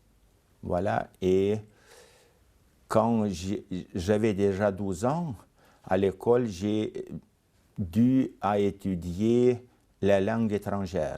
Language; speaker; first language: French; non-native, fluent; Lithuanian